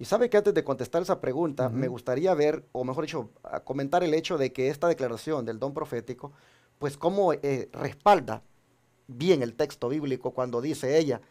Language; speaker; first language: Spanish; native; Spanish